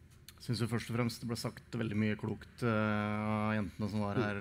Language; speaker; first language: Norwegian; native; Norwegian